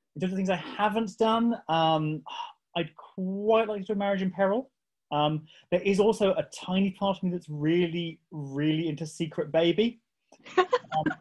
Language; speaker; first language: English; native; English